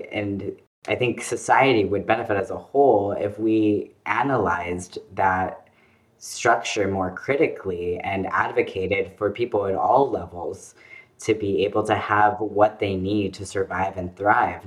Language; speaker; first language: English; native; English